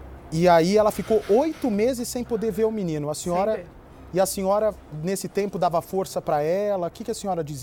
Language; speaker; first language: Portuguese; native; Portuguese